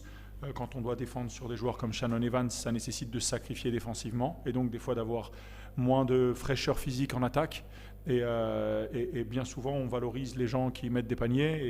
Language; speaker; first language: French; native; French